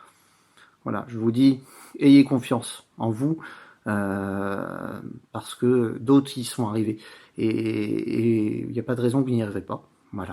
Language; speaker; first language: French; native; French